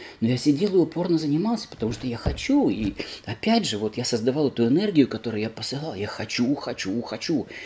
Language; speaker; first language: Russian; native; Russian